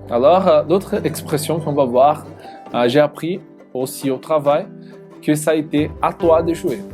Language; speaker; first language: French; non-native, learner; Portuguese